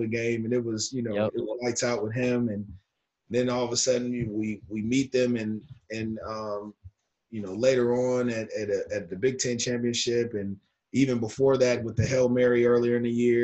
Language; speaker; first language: English; native; English